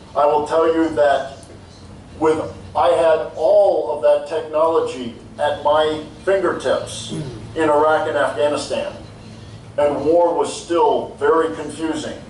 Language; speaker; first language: English; native; English